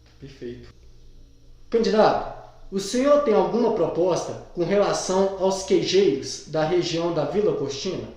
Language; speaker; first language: Portuguese; native; Portuguese